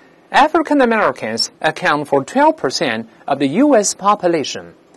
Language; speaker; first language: English; non-native, fluent; Chinese